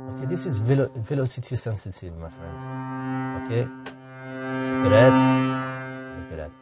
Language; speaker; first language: English; non-native, fluent; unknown